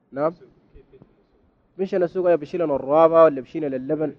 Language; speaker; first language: Arabic; native; Arabic